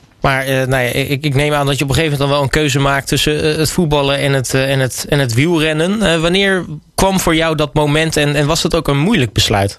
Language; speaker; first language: Dutch; native; Dutch